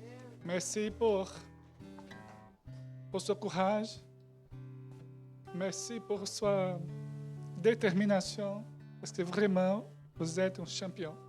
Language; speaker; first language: French; non-native, learner; Portuguese